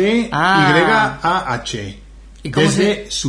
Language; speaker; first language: Spanish; non-native, fluent; English